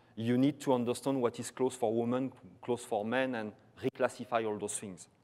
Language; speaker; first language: English; non-native, fluent; French